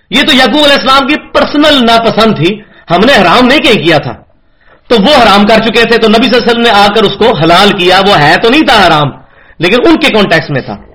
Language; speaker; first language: Urdu; non-native, local second language; Punjabi